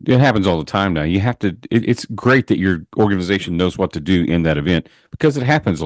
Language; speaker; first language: English; native; English